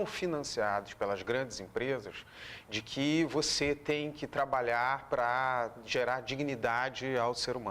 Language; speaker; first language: Portuguese; native; Portuguese